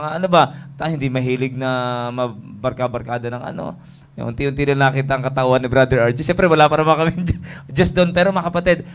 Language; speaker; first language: Filipino; native; Filipino